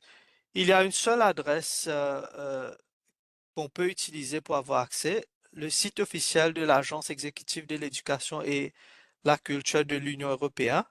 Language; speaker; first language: French; non-native, fluent; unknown